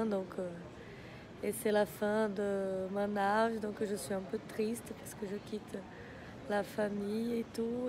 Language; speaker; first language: French; non-native, fluent; Portuguese